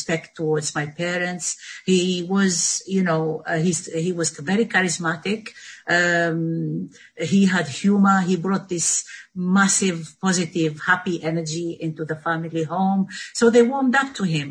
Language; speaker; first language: English; non-native, fluent; Arabic